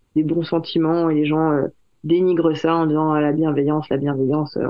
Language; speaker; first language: French; native; French